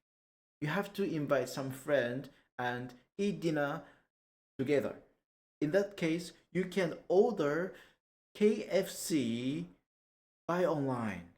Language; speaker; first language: English; non-native, learner; Japanese